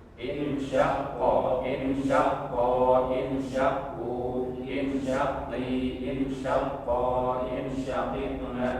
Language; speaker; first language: Arabic; non-native, learner; Indonesian